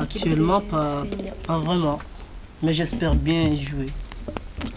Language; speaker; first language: French; non-native, local second language; Comorian